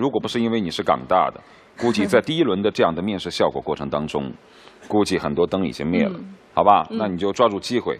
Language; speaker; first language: Chinese; native; Chinese